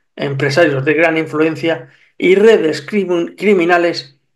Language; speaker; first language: Spanish; native; Spanish